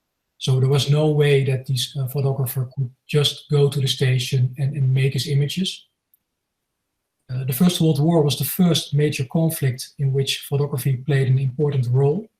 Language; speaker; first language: English; non-native, fluent; Dutch